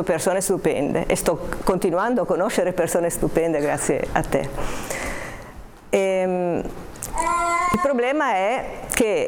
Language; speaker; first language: Italian; native; Italian